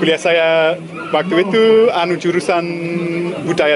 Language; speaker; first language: Indonesian; non-native, fluent; English